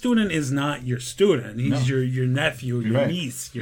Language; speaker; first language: English; native; English